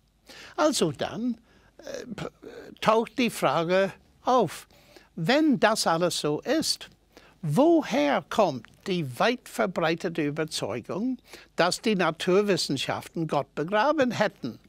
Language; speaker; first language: German; non-native, fluent; English